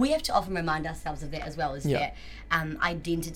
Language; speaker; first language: English; native; English